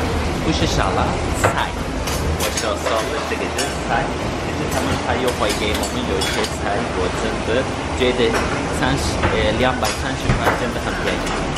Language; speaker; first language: Chinese; non-native, learner; Turkish